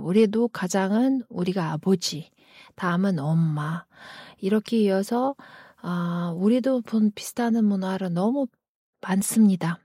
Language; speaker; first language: Korean; non-native, fluent; Kyrgyz